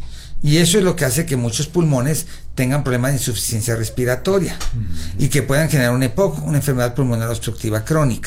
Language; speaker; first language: Spanish; native; Spanish